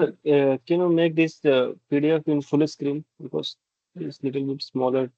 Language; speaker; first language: English; non-native, fluent; Hindi